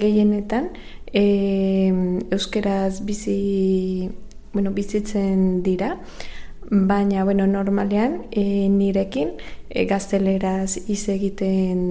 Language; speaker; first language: Basque; non-native, learner; Spanish